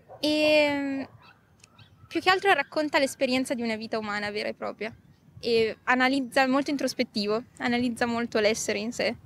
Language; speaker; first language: Italian; native; Italian